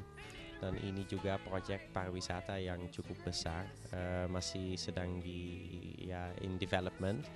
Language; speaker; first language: Indonesian; non-native, fluent; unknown